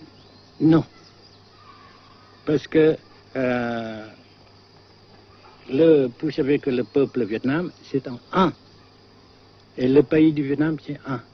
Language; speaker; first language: French; non-native, local second language; Vietnamese